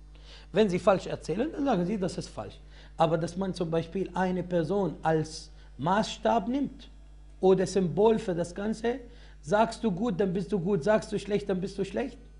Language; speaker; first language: German; non-native, fluent; Arabic